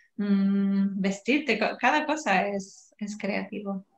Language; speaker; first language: Spanish; non-native, fluent; English